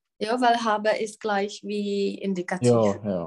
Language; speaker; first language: German; non-native, fluent; Czech